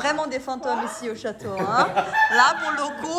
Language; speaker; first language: French; native; French